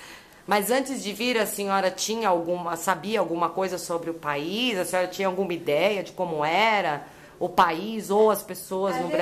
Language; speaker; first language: Portuguese; native; Portuguese